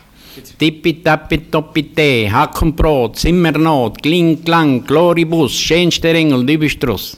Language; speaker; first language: German; early bilingual, heritage; German